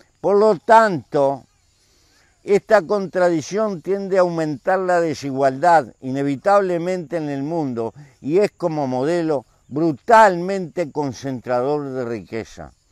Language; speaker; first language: Spanish; native; Spanish